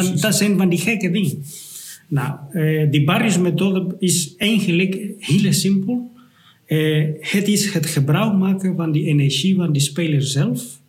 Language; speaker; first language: Dutch; non-native, fluent; Spanish